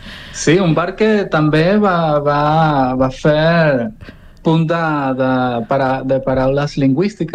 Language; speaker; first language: Catalan; non-native, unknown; Spanish